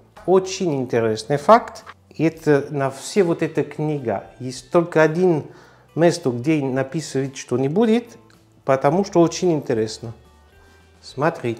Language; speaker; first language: Russian; non-native, learner; French